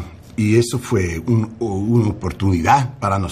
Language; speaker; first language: Spanish; non-native, learner; English